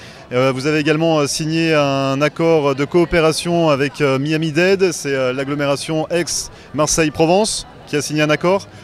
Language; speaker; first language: French; native; French